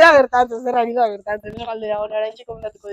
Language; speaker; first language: Basque; native; Basque